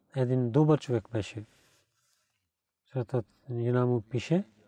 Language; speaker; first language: Bulgarian; non-native, learner; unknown